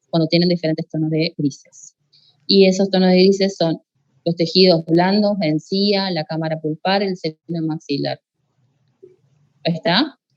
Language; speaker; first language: Spanish; native; Spanish